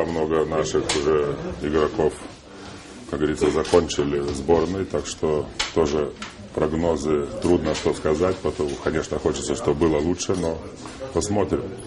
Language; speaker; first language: Russian; non-native, fluent; Lithuanian